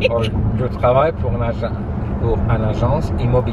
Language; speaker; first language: French; non-native, learner; English